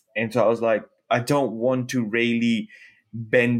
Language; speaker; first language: English; non-native, local second language; Urdu